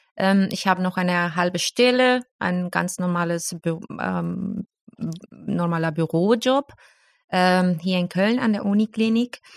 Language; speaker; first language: German; non-native, fluent; Spanish